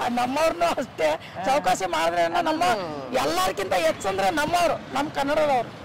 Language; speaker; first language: Kannada; non-native, local second language; Marathi